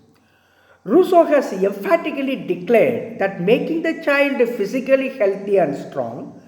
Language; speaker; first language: English; non-native, local second language; Tamil